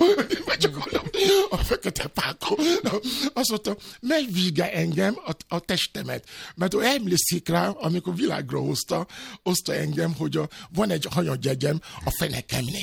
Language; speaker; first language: Hungarian; non-native, fluent; Yoruba